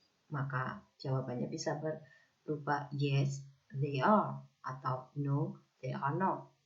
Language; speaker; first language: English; non-native, fluent; Indonesian